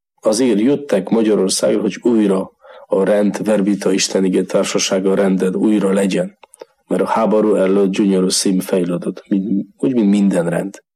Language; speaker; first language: Hungarian; non-native, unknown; Polish